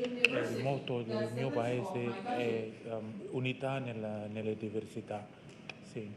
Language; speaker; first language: Italian; non-native, learner; Indonesian